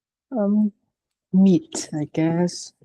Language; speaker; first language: English; non-native, learner; Vietnamese